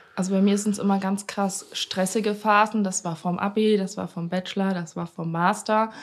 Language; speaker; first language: German; native; German